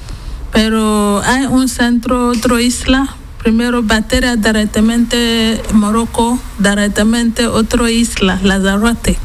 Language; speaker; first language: Spanish; non-native, learner; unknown